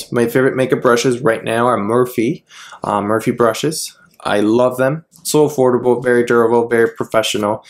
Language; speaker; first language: English; non-native, fluent; Spanish